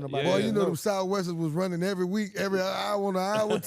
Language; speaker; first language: English; native; English